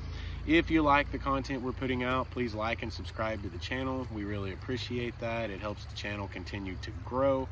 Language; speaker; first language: English; native; English